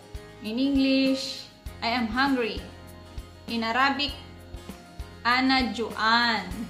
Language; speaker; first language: English; non-native, local second language; Filipino